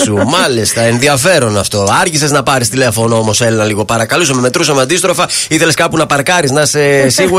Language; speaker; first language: Greek; native; Greek